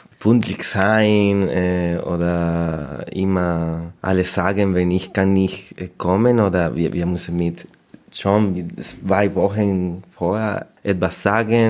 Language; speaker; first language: German; non-native, learner; Spanish